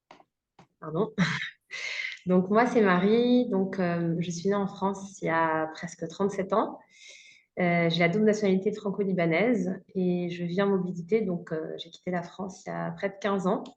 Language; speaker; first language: French; native; French